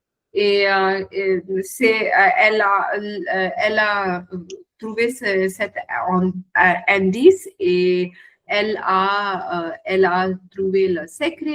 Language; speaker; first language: French; non-native, learner; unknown